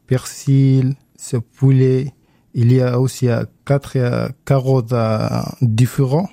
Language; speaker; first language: French; non-native, learner; Arabic